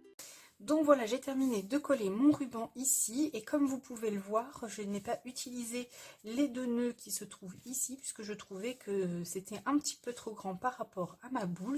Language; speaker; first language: French; native; French